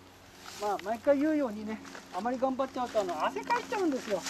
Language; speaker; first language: Japanese; native; Japanese